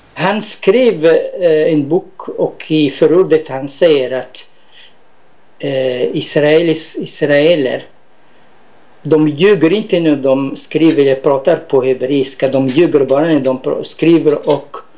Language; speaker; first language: Swedish; non-native, fluent; Arabic